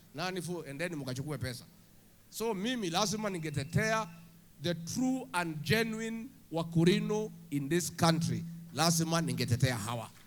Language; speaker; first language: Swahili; non-native, local second language; Kikuyu